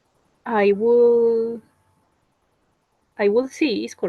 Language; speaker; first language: English; non-native, learner; Spanish